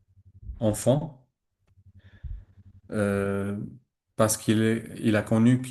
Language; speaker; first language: French; non-native, learner; Arabic